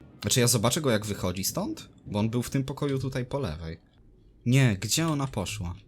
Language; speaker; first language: Polish; native; Polish